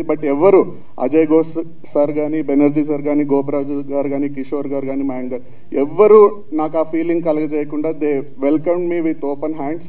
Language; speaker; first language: Telugu; native; Telugu